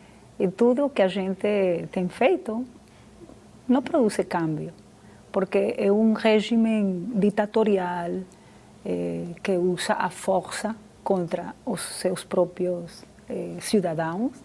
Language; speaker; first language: Portuguese; non-native, fluent; Spanish